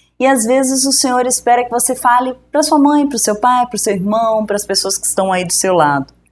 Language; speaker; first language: Portuguese; native; Portuguese